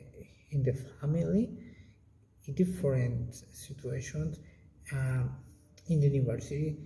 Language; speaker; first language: English; non-native, learner; Spanish